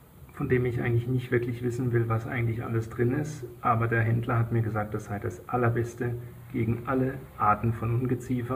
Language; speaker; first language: German; native; German